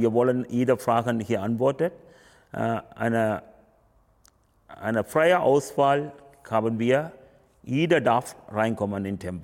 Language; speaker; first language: German; non-native, learner; Tamil